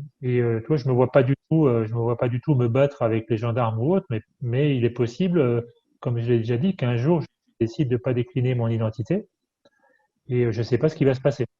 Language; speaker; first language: French; native; French